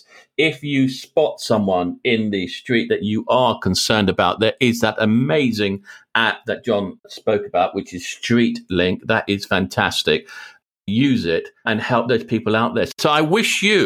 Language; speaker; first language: English; native; English